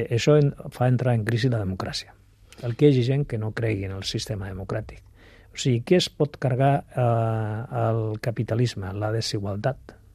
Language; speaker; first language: Catalan; non-native, local second language; Spanish